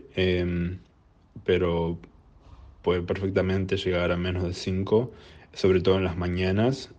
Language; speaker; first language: Spanish; native; Spanish